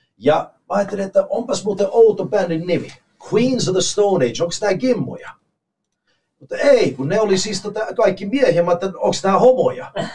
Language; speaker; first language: Finnish; early bilingual, heritage; Finnish